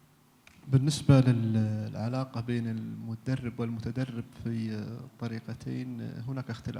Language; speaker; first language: Arabic; native; Arabic